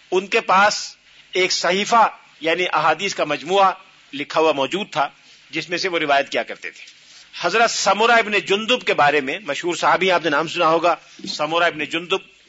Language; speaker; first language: Urdu; native; Urdu